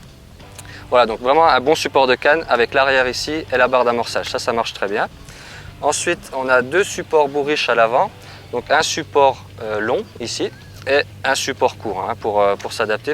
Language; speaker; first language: French; native; French